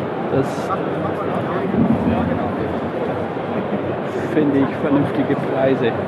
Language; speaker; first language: German; native; German